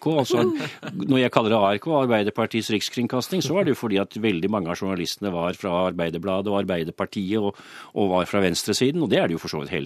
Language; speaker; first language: Norwegian; native; Norwegian